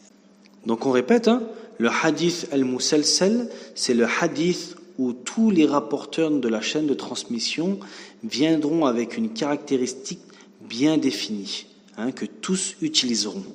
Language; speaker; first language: French; native; French